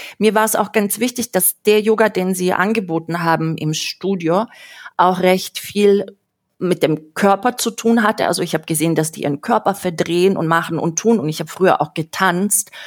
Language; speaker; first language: German; non-native, fluent; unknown